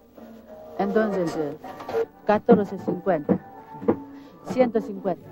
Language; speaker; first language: Spanish; non-native, learner; Korean